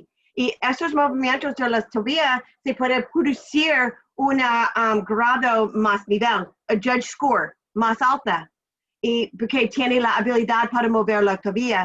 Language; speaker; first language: Spanish; non-native, learner; English